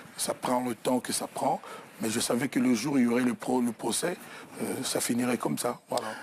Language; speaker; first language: French; non-native, local second language; Lingala